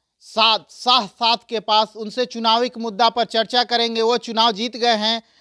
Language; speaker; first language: Hindi; native; Hindi